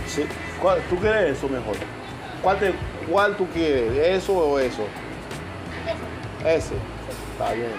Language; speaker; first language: Spanish; non-native, fluent; Haitian Creole